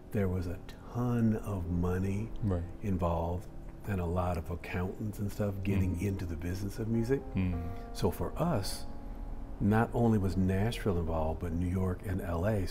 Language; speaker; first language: English; native; English